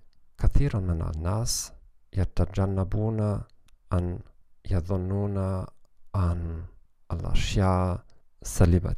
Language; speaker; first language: Arabic; non-native, learner; German